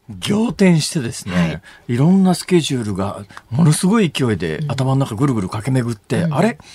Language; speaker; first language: Japanese; native; Japanese